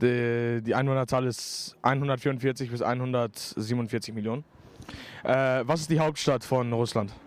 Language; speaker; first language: German; non-native, local second language; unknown